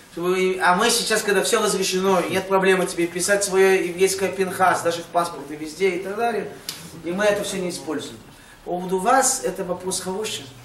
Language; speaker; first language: Russian; early bilingual, heritage; Russian